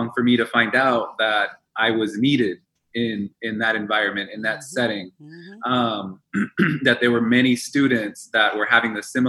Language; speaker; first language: English; early bilingual, other home language; Spanish